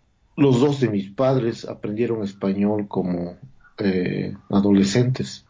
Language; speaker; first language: Spanish; non-native, local second language; Zapotec